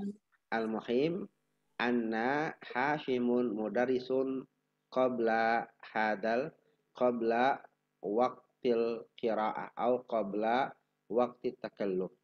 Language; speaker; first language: Arabic; non-native, fluent; Indonesian